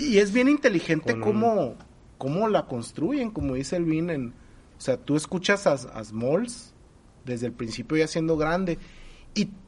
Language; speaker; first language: Spanish; native; Spanish